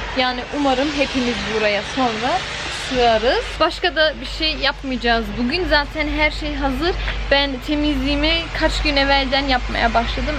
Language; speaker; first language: Turkish; early bilingual, heritage; Turkish